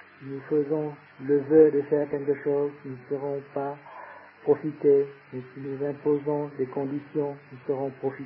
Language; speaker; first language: French; non-native, fluent; Vietnamese